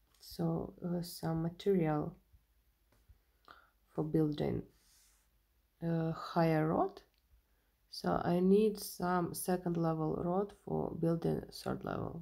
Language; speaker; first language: English; non-native, learner; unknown